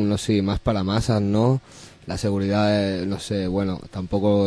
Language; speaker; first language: Spanish; native; Spanish